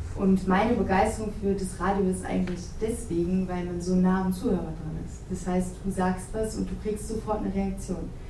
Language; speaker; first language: German; native; German